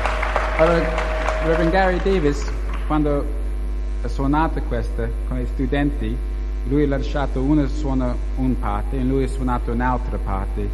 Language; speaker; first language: Italian; non-native, learner; English